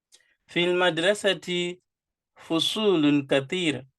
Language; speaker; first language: Arabic; non-native, fluent; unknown